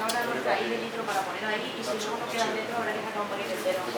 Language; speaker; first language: Spanish; native; Spanish